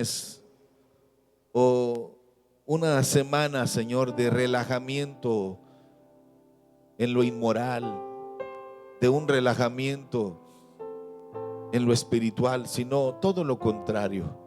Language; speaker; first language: Spanish; native; Spanish